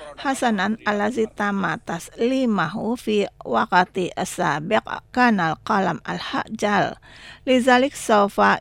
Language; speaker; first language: Arabic; non-native, fluent; Indonesian